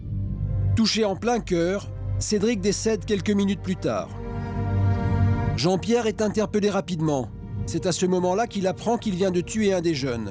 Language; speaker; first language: French; native; French